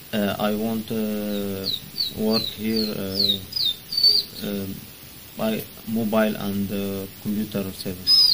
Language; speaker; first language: English; non-native, learner; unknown